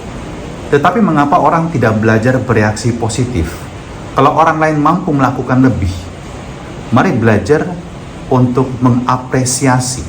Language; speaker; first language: Indonesian; native; Indonesian